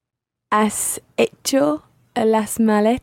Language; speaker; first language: Spanish; non-native, learner; English